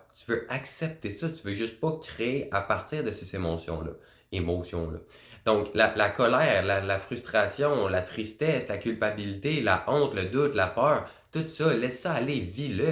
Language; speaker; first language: French; native; French